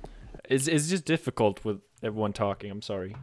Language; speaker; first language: English; native; English